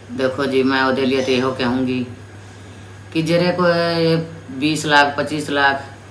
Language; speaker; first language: Punjabi; non-native, local second language; Hindi